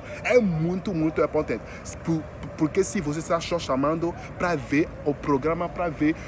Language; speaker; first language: Portuguese; non-native, fluent; French